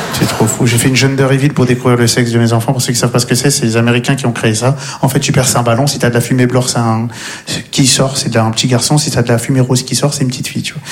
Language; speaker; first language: French; native; French